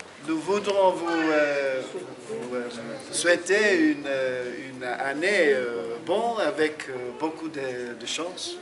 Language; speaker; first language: French; non-native, learner; Greek